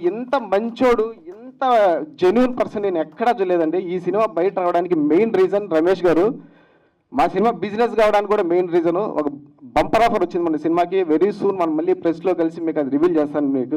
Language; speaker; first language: Telugu; native; Telugu